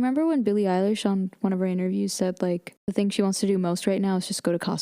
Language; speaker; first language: English; native; English